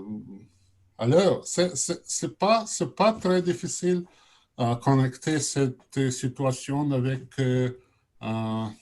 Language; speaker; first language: French; non-native, learner; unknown